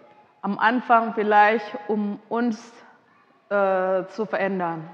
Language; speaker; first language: German; non-native, fluent; Indonesian